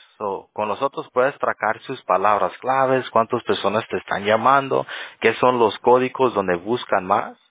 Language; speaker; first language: Spanish; early bilingual, heritage; Spanish